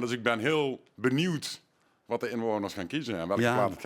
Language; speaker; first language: Dutch; native; Dutch